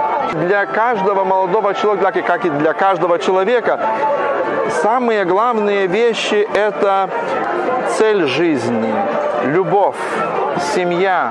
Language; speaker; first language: Russian; non-native, fluent; Polish